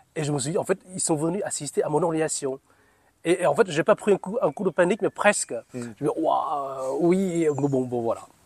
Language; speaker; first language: French; non-native, fluent; Vietnamese